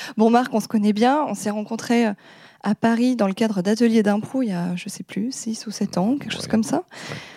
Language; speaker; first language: French; native; French